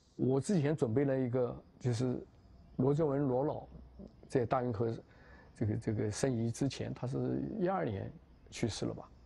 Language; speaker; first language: Chinese; native; Chinese